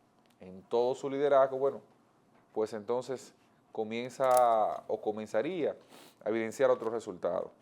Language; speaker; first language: Spanish; native; Spanish